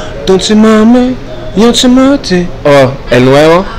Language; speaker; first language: Spanish; non-native, learner; English